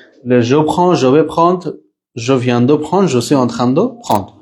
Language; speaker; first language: French; non-native, fluent; Bangla